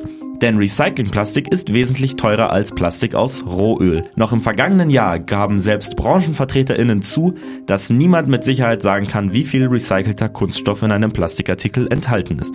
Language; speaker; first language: German; native; German